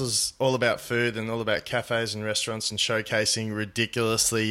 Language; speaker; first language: English; native; English